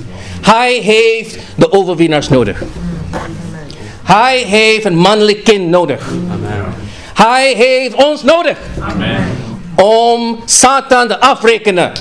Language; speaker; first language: Dutch; non-native, fluent; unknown